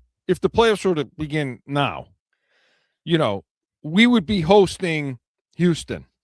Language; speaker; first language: English; native; English